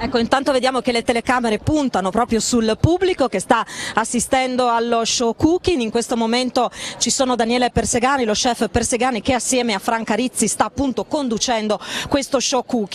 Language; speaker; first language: Italian; native; Italian